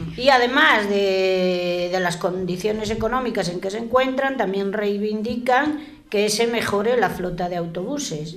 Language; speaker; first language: Spanish; native; Spanish